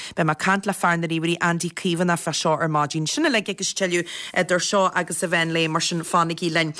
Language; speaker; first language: Irish; native; Irish